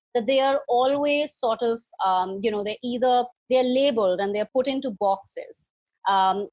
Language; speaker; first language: English; non-native, local second language; Hindi